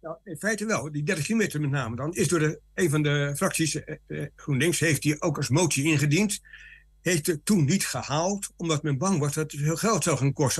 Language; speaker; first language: Dutch; native; Dutch